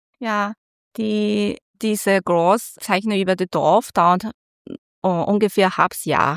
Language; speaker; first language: German; non-native, learner; Chinese